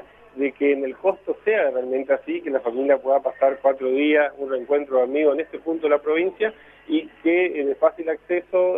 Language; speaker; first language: Spanish; native; Spanish